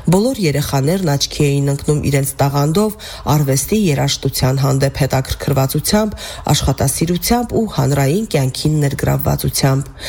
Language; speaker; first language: Armenian; native; Armenian